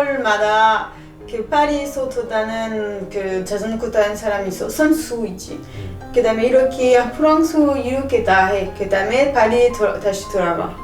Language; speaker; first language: Korean; non-native, learner; French